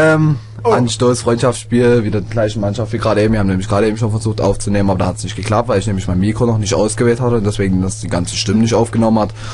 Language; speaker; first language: German; native; German